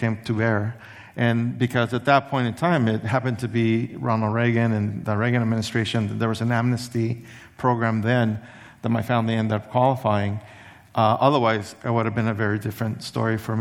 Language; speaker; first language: English; early bilingual, other home language; Spanish